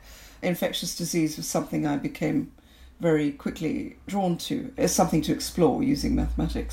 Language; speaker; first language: English; non-native, local second language; Bangla